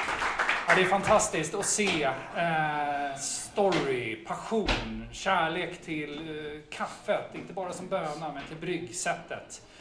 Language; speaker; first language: Swedish; native; Swedish